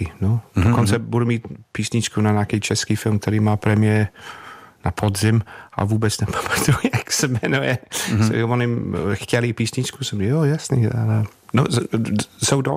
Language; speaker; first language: Czech; non-native, fluent; English